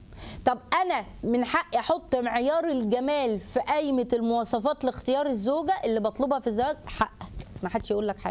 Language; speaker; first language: Arabic; native; Arabic